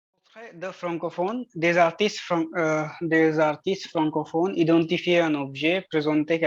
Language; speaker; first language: French; non-native, fluent; Hindi